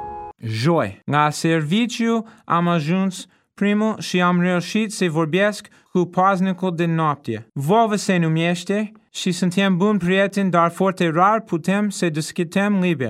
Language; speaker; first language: Romanian; non-native, fluent; English